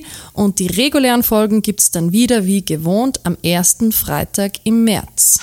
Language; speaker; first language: German; native; German